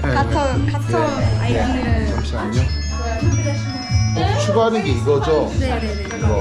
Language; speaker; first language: Korean; non-native, fluent; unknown